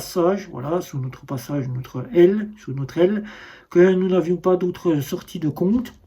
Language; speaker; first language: French; native; French